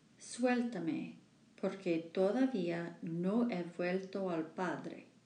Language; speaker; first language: Spanish; non-native, learner; English